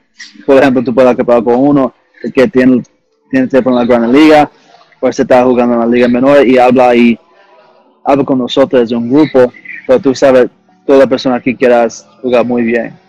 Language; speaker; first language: Spanish; early bilingual, heritage; English